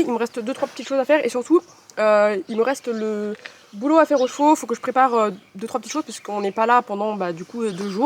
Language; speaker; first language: French; native; French